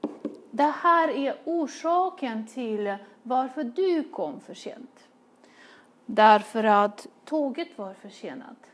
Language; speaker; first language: Swedish; non-native, fluent; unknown